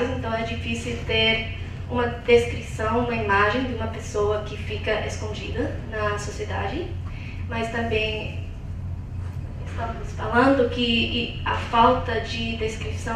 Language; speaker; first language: Portuguese; non-native, fluent; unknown